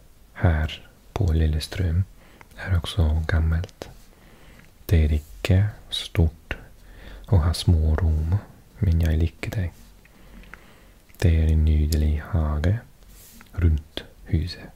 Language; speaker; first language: Norwegian; non-native, learner; English